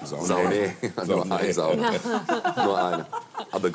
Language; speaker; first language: German; non-native, learner; Finnish